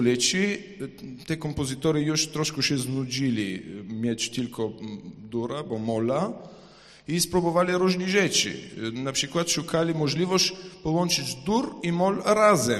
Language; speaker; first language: Polish; non-native, fluent; Ukrainian